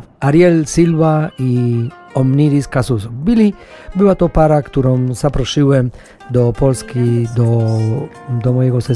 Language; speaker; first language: Polish; non-native, fluent; Spanish